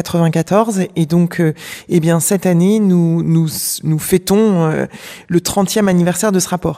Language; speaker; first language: French; native; French